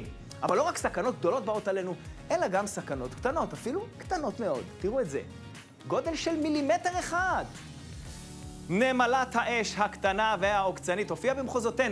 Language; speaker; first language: Hebrew; native; Hebrew